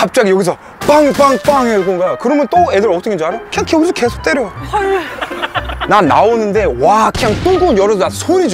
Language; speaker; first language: Korean; non-native, learner; English